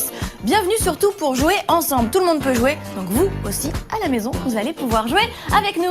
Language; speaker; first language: French; native; French